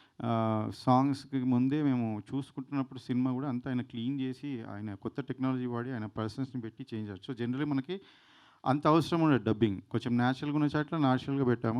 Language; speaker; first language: Telugu; native; Telugu